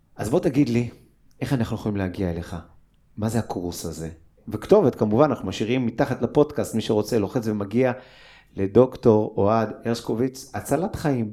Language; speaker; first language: Hebrew; native; Hebrew